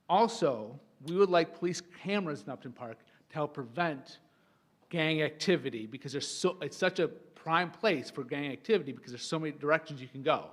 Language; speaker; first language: English; native; English